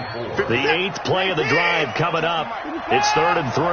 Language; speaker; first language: English; native; English